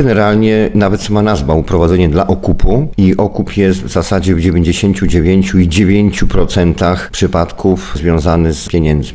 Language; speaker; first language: Polish; native; Polish